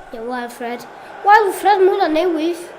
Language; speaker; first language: Welsh; native; Welsh